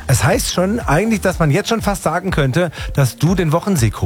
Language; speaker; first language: German; native; German